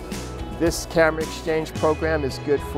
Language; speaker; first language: English; native; English